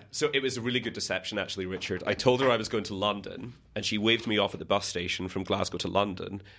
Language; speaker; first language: English; native; English